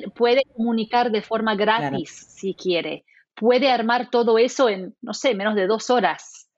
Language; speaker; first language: Spanish; non-native, fluent; English